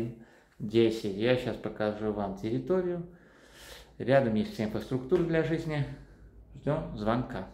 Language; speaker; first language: Russian; non-native, fluent; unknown